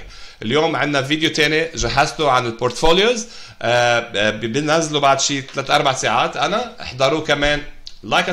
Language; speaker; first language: Arabic; native; Arabic